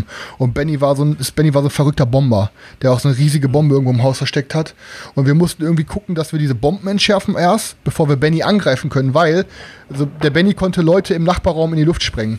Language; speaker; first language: German; native; German